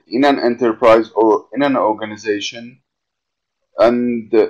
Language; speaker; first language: English; non-native, fluent; Persian